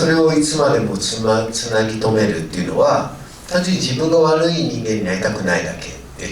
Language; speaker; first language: Japanese; native; Japanese